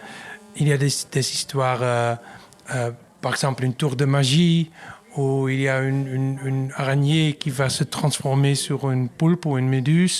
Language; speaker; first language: French; non-native, learner; Dutch